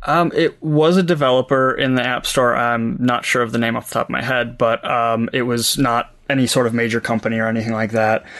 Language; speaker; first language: English; native; English